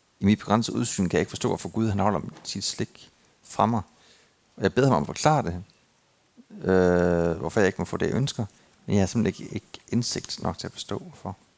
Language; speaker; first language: Danish; native; Danish